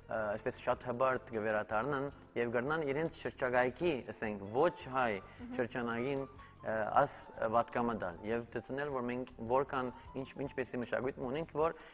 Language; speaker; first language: Armenian; early bilingual, heritage; Armenian